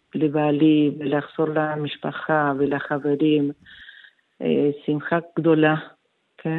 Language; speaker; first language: Hebrew; non-native, fluent; Spanish